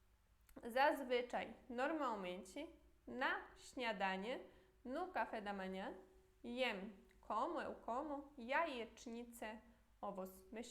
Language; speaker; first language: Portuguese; non-native, fluent; Polish